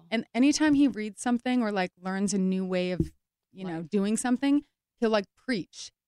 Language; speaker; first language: English; native; English